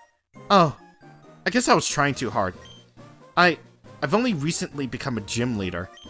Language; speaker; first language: English; native; English